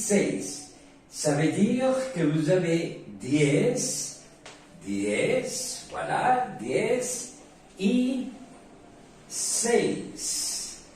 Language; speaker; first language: French; non-native, fluent; Spanish